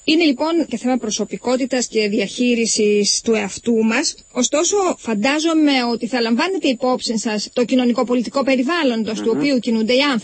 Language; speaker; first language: Greek; native; Greek